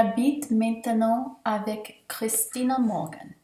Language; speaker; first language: French; non-native, learner; English